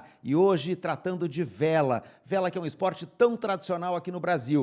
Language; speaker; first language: Portuguese; native; Portuguese